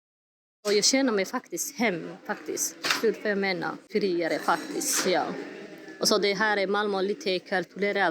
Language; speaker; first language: Swedish; non-native, fluent; Somali